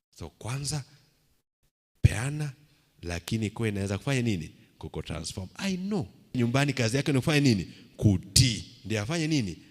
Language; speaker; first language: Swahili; non-native, local second language; Luo (Kenya and Tanzania)